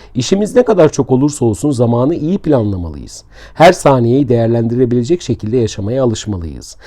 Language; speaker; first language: Turkish; native; Turkish